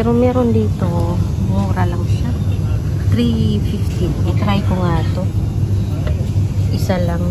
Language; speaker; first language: Filipino; native; Filipino